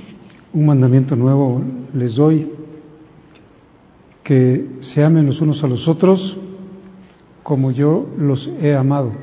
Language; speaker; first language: Spanish; native; Spanish